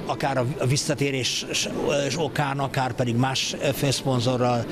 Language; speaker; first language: Hungarian; native; Hungarian